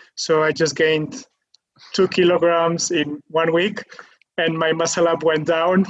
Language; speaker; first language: English; non-native, fluent; Catalan